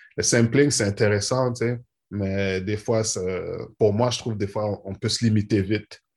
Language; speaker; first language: French; native; French